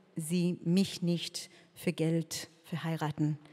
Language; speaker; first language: German; non-native, learner; Hebrew